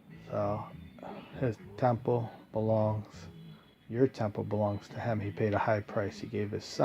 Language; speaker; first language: English; native; English